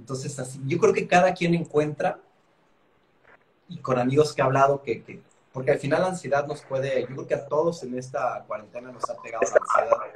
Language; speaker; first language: Spanish; native; Spanish